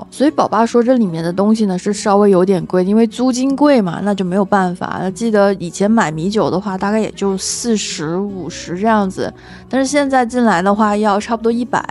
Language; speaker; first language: Chinese; native; Chinese